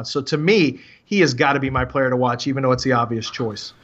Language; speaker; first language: English; native; English